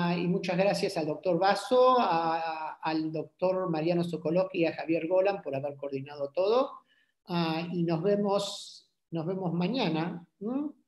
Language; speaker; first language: Spanish; native; Spanish